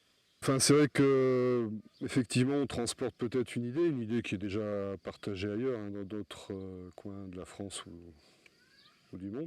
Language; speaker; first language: French; native; French